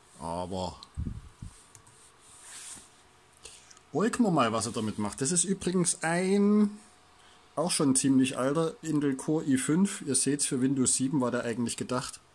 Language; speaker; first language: German; native; German